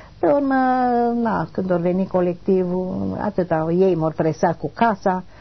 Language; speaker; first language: Romanian; non-native, local second language; German